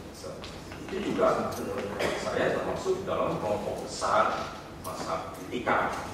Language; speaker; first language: Indonesian; native; Indonesian